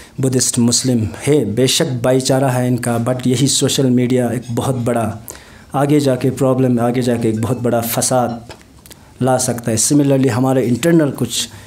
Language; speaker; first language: Hindi; non-native, local second language; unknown